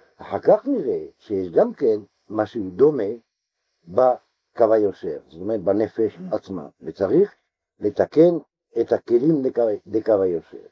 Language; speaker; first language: Hebrew; non-native, fluent; French